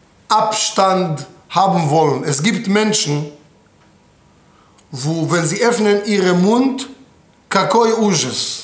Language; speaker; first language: German; non-native, fluent; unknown